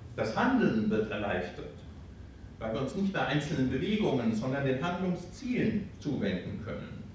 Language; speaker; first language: German; native; German